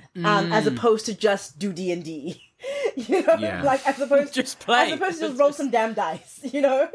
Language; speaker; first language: English; non-native, local second language; Xhosa